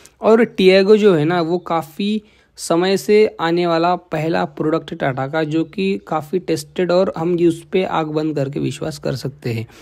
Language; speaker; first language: Hindi; non-native, local second language; Marathi